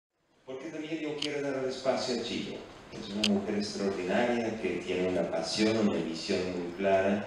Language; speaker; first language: Spanish; non-native, fluent; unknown